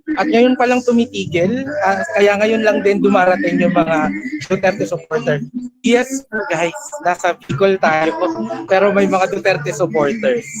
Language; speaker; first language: Filipino; non-native, local second language; Bikol